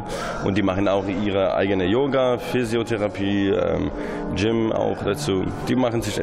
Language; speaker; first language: German; non-native, fluent; English